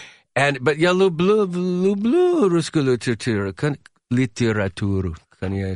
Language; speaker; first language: Russian; non-native, learner; English